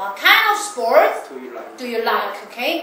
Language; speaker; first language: English; non-native, fluent; Korean